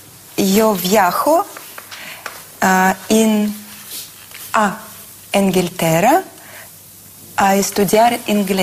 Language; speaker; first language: Spanish; non-native, learner; Russian